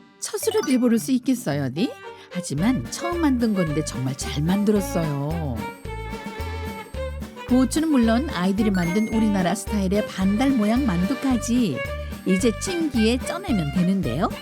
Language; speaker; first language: Korean; native; Korean